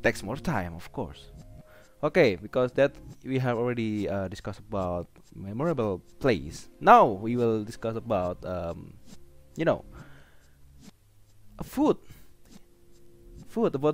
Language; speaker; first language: English; non-native, learner; Indonesian